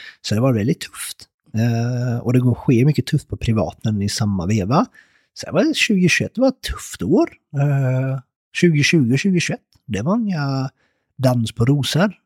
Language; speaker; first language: Swedish; early bilingual, other home language; Persian